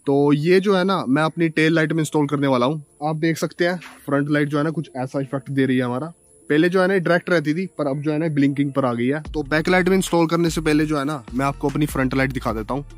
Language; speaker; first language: Hindi; native; Hindi